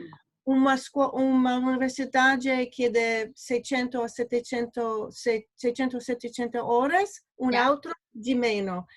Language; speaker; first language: Italian; non-native, learner; English